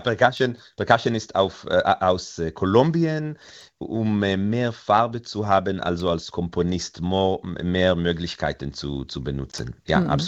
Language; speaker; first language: German; non-native, fluent; Hebrew